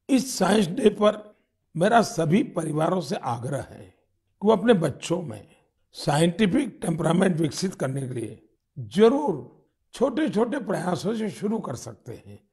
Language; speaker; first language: Hindi; non-native, local second language; Gujarati